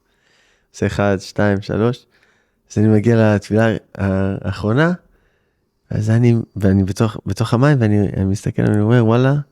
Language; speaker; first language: Hebrew; early bilingual, heritage; English